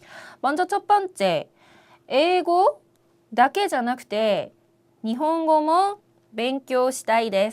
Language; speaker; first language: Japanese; non-native, fluent; Korean